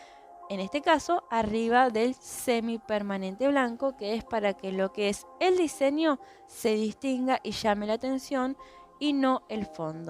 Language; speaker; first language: Spanish; native; Spanish